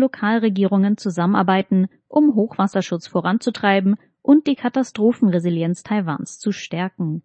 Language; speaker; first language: German; native; German